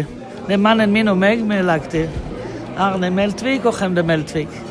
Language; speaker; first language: Norwegian; non-native, learner; Hebrew